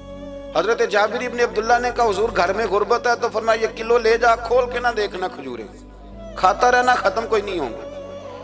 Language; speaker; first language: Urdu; non-native, local second language; Punjabi